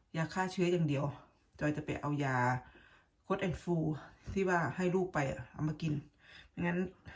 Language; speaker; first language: Thai; native; Thai